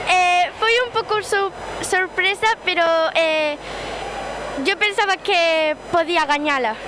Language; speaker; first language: Galician; non-native, local second language; Spanish